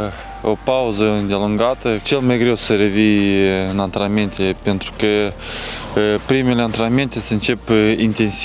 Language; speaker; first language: Romanian; non-native, local second language; Russian